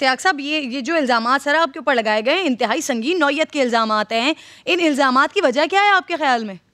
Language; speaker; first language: Urdu; native; Urdu